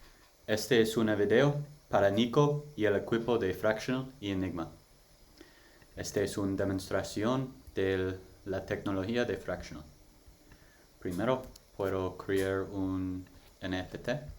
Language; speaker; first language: Spanish; non-native, learner; English